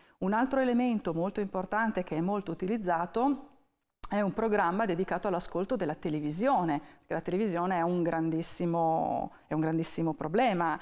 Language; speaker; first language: Italian; native; Italian